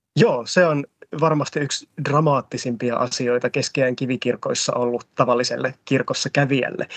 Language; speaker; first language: Finnish; native; Finnish